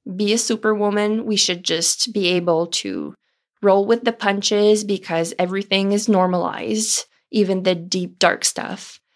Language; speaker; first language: English; non-native, fluent; French